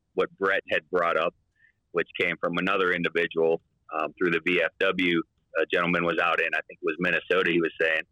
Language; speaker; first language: English; native; English